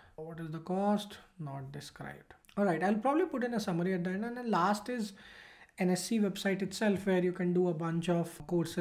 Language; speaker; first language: English; non-native, local second language; Hindi